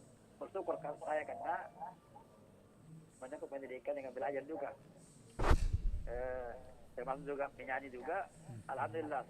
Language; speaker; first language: Indonesian; non-native, local second language; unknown